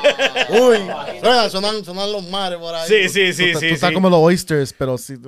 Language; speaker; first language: Spanish; native; Spanish